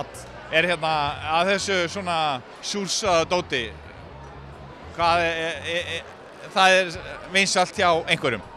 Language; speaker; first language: Icelandic; native; Icelandic